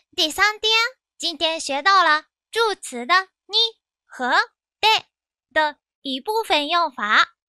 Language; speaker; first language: Chinese; non-native, fluent; Japanese